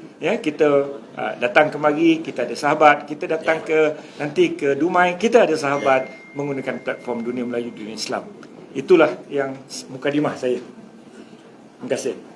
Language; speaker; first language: Malay; native; Malay